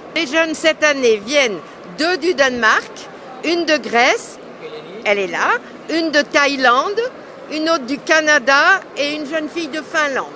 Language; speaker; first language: French; native; French